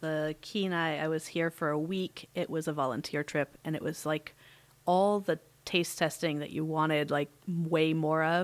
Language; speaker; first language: English; native; English